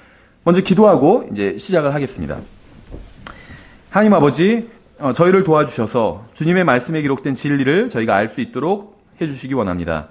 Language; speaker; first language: Korean; native; Korean